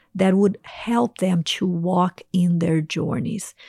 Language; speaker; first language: English; non-native, fluent; Portuguese